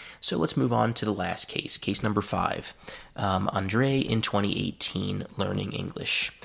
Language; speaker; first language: English; native; English